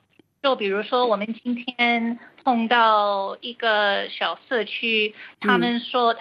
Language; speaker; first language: Chinese; early bilingual, heritage; Chinese